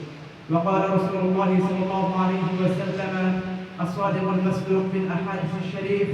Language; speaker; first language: Arabic; non-native, fluent; Bangla